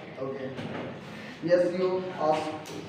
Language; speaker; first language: English; non-native, fluent; Hindi